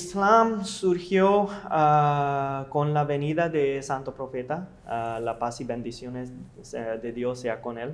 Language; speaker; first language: Spanish; non-native, learner; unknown